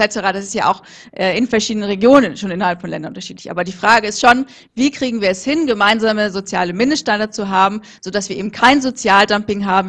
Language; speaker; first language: German; native; German